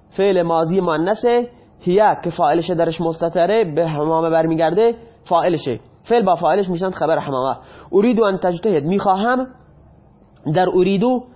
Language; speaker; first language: Persian; non-native, local second language; Baluchi